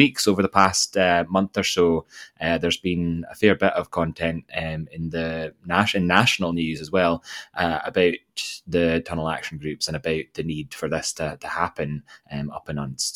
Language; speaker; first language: English; native; English